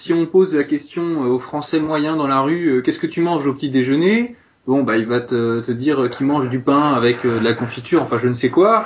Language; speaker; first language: French; native; French